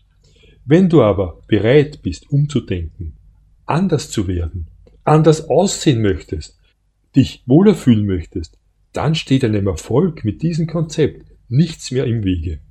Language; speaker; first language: German; native; German